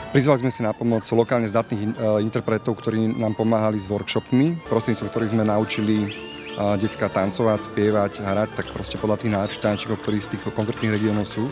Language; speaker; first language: Slovak; native; Slovak